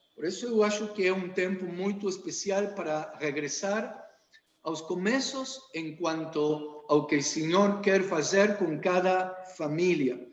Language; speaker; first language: Portuguese; non-native, learner; Spanish